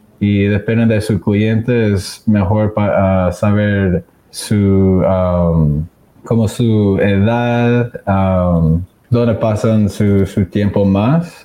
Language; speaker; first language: Spanish; early bilingual, other home language; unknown